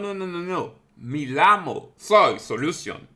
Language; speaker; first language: Spanish; non-native, learner; French